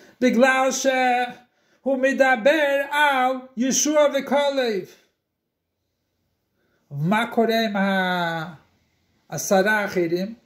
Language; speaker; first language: Hebrew; non-native, fluent; English